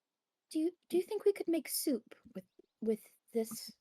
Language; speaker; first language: English; native; English